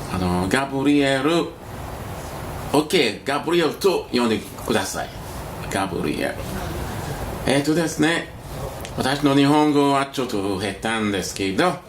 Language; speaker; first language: Japanese; non-native, learner; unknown